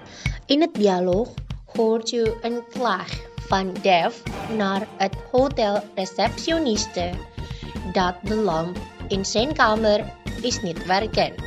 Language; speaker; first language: Dutch; non-native, fluent; Indonesian